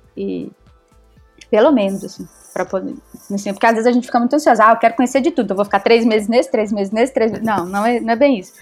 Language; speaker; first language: Portuguese; native; Portuguese